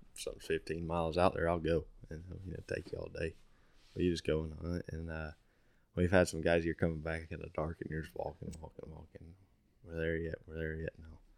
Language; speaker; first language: English; native; English